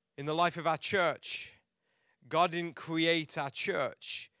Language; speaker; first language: English; native; English